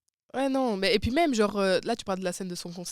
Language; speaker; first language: French; native; French